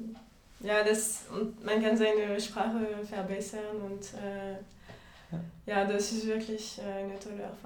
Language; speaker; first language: German; non-native, fluent; French